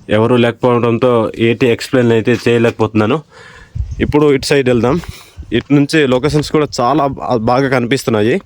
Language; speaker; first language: Telugu; non-native, local second language; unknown